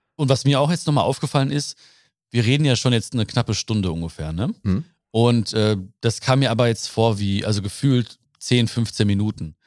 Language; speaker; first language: German; early bilingual, other home language; Malayalam